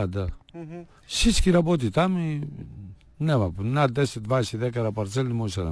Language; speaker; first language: Bulgarian; non-native, learner; Greek